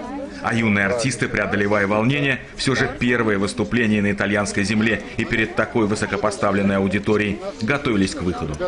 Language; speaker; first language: Russian; native; Russian